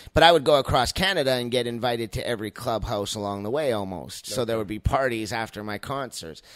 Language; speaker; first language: English; native; English